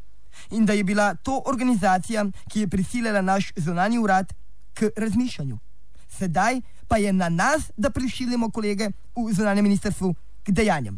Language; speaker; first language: Slovenian; native; Slovenian